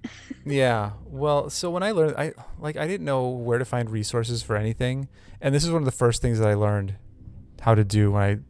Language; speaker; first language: English; native; English